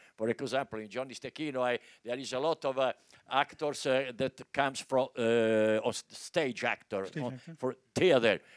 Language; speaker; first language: English; non-native, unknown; Italian